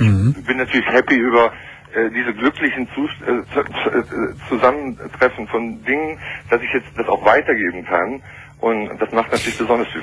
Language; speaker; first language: German; native; German